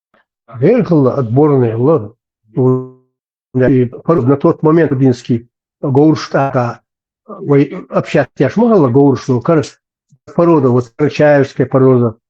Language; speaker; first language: Russian; non-native, local second language; Chechen